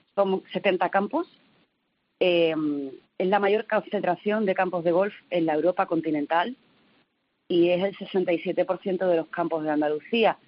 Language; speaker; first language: Spanish; native; Spanish